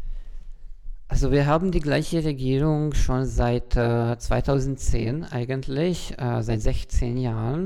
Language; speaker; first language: German; non-native, fluent; Hungarian